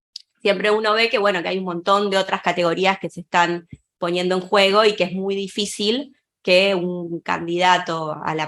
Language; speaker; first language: Spanish; native; Spanish